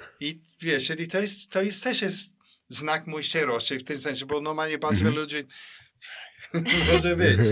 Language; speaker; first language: Polish; non-native, fluent; English